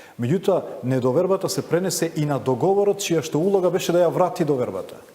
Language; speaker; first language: Macedonian; non-native, local second language; Albanian